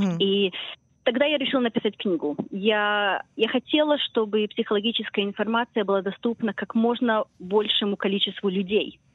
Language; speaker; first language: Russian; early bilingual, heritage; Russian